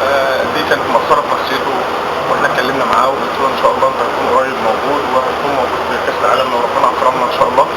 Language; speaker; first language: Arabic; native; Arabic